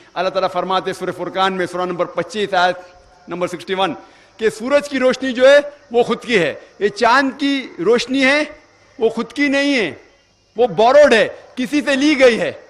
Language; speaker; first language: Urdu; non-native, local second language; Konkani